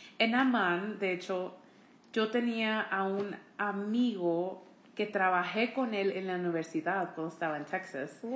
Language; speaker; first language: Spanish; early bilingual, heritage; Spanish